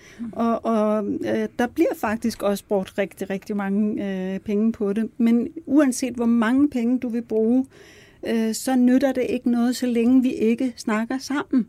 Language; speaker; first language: Danish; early bilingual, other home language; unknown